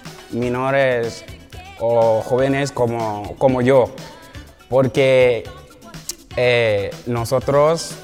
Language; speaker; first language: Spanish; non-native, learner; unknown